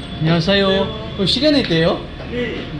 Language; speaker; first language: Korean; non-native, learner; Filipino